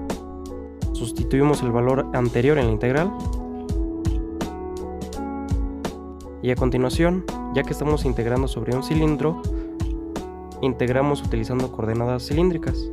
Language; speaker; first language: Spanish; native; Spanish